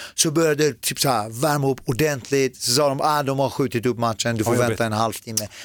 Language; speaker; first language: Swedish; early bilingual, other home language; Persian